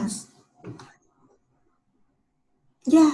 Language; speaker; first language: English; non-native, learner; Vietnamese